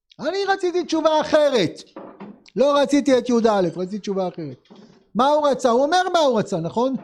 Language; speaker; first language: Hebrew; native; Hebrew